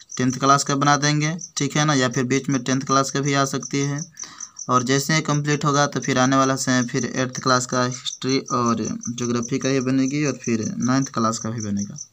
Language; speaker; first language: Hindi; native; Hindi